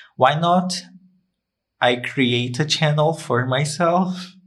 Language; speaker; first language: English; non-native, fluent; Portuguese